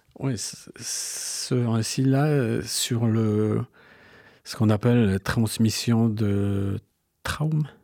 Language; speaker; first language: French; non-native, fluent; Polish